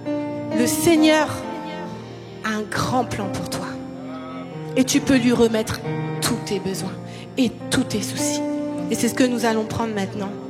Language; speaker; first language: French; native; French